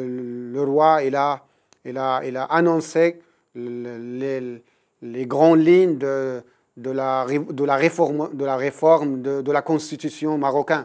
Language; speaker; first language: French; non-native, local second language; Arabic